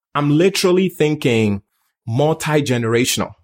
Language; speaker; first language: English; non-native, local second language; Akan